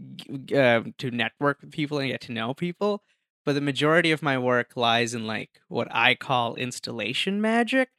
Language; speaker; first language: English; non-native, local second language; Hindi